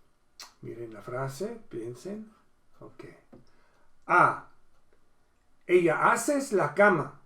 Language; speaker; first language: Spanish; non-native, fluent; English